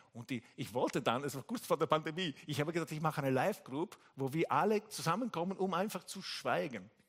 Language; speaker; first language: German; non-native, fluent; Italian